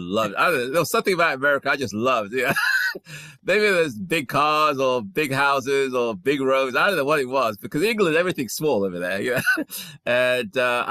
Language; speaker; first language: English; native; English